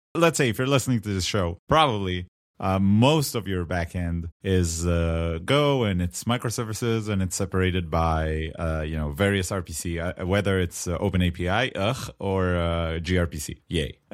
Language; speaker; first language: English; non-native, fluent; Hebrew